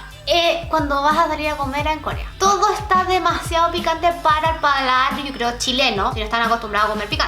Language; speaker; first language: Spanish; native; Spanish